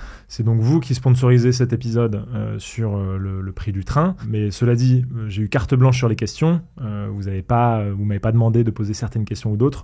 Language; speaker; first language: French; native; French